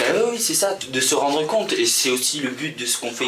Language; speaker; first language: French; native; French